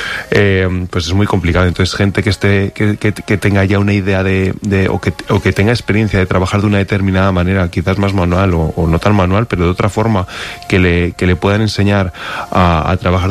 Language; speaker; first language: Spanish; native; Spanish